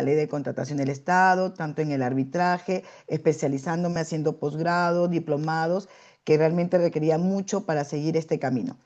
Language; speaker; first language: Spanish; native; Spanish